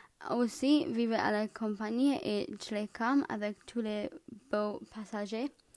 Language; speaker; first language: French; non-native, learner; English